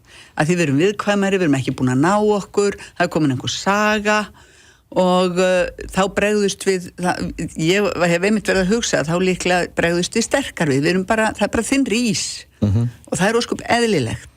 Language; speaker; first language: Icelandic; native; Icelandic